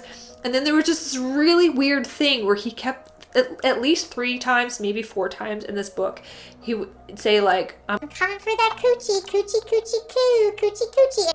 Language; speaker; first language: English; native; English